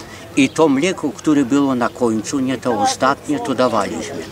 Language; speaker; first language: Polish; early bilingual, heritage; Polish